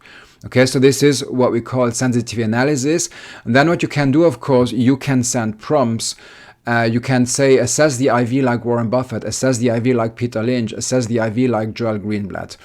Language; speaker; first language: English; non-native, fluent; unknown